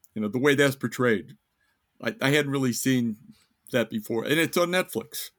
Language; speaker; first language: English; native; English